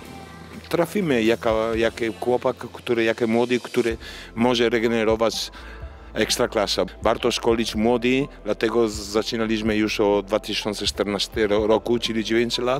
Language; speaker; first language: Polish; non-native, learner; Italian